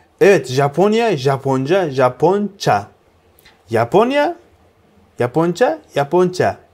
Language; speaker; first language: Turkish; non-native, fluent; Uzbek